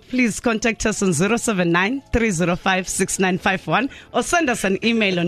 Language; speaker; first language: English; non-native, local second language; Zulu